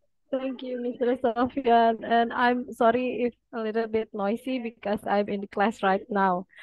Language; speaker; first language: English; non-native, fluent; Indonesian